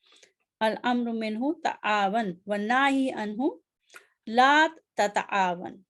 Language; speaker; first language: Arabic; non-native, fluent; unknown